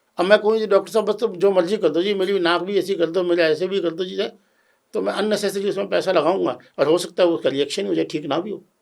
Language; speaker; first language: Hindi; native; Hindi